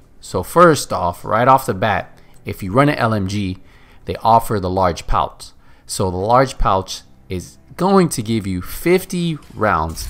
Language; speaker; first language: English; native; English